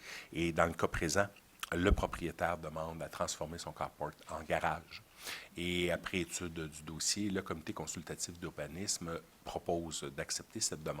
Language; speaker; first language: French; native; French